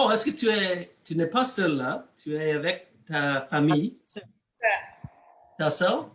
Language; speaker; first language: French; non-native, learner; English